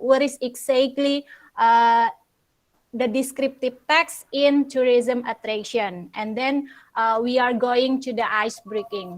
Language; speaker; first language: English; non-native, local second language; Indonesian